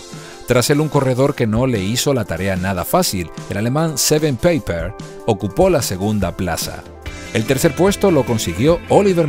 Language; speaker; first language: Spanish; native; Spanish